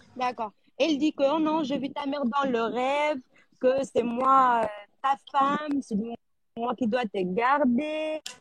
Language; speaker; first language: French; non-native, local second language; Arabic